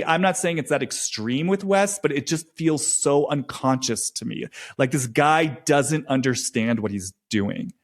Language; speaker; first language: English; native; English